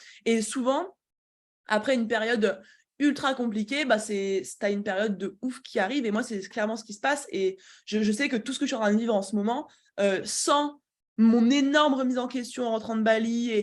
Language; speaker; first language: French; native; French